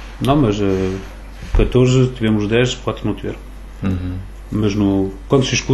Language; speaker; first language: Portuguese; early bilingual, other home language; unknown